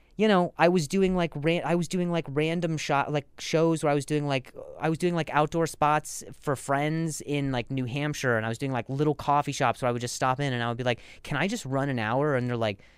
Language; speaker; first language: English; native; English